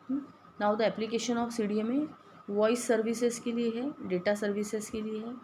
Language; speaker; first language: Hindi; non-native, local second language; Marathi